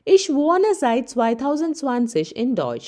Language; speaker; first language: German; non-native, learner; Malayalam